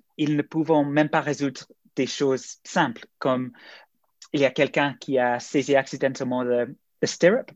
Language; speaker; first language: French; non-native, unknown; English